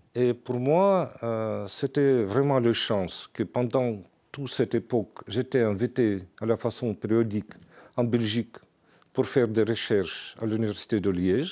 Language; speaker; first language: French; non-native, fluent; Russian